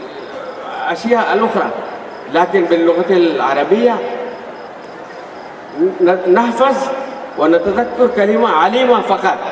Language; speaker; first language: Arabic; non-native, fluent; Urdu